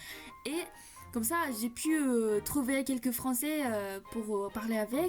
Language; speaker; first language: French; non-native, learner; Japanese